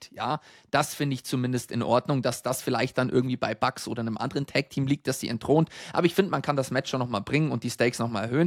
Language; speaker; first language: German; native; German